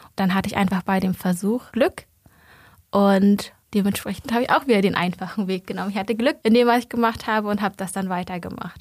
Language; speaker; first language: German; early bilingual, other home language; Vietnamese